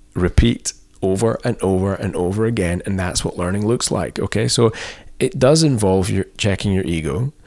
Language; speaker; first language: English; native; English